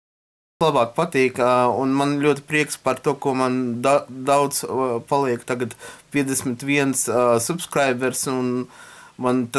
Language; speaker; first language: Latvian; non-native, local second language; Russian